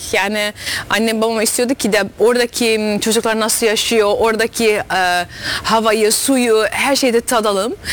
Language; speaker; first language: Turkish; early bilingual, heritage; Dutch